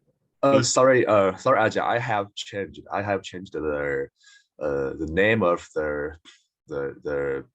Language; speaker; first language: English; non-native, learner; Chinese